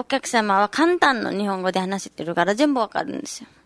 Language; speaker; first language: Japanese; non-native, learner; Nepali